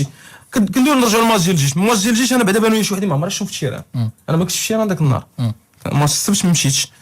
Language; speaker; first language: Arabic; native; Arabic